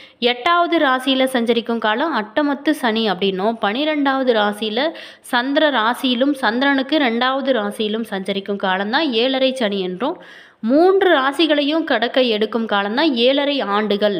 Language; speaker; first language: Tamil; native; Tamil